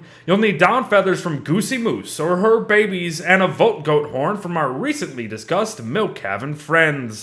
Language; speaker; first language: English; native; English